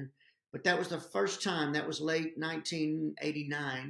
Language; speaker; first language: English; native; English